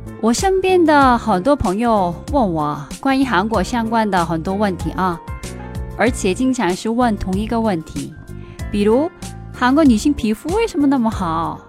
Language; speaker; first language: Chinese; non-native, fluent; Korean